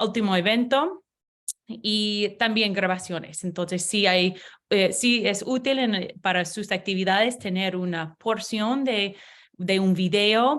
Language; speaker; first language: Spanish; non-native, learner; English